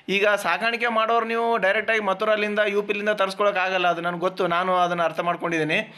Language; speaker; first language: Kannada; native; Kannada